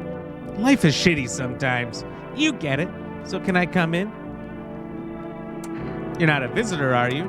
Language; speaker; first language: English; native; English